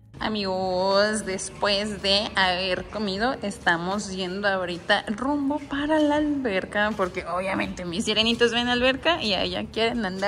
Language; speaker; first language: Spanish; native; Spanish